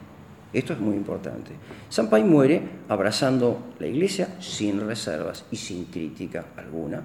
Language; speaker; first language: Spanish; native; Spanish